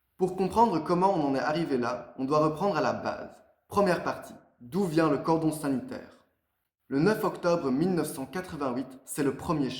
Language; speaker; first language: French; native; French